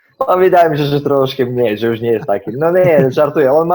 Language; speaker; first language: Polish; non-native, fluent; Croatian